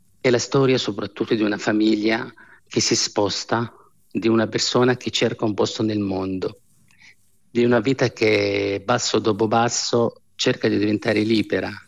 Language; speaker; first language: Italian; non-native, fluent; Arabic